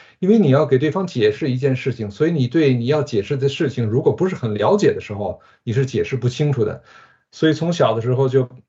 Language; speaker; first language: Chinese; early bilingual, other home language; Japanese